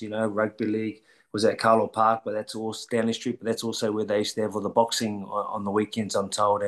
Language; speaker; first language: English; native; English